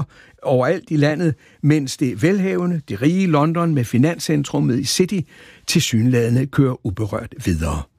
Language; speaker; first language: Danish; native; Danish